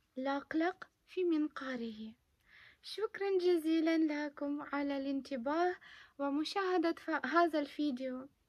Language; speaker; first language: Arabic; non-native, fluent; Ukrainian